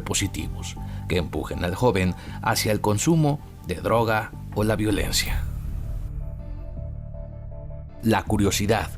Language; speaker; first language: Spanish; native; Spanish